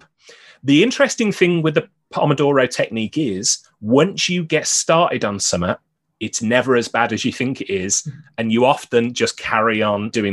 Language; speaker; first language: English; native; English